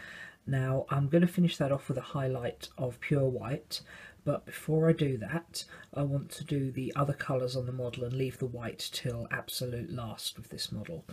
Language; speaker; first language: English; native; English